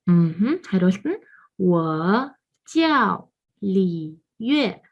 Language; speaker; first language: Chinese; non-native, fluent; Mongolian